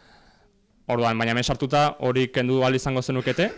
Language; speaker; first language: Basque; native; Basque